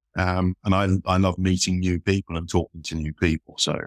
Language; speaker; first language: English; native; English